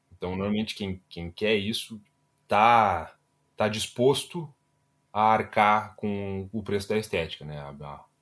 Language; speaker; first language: Portuguese; native; Portuguese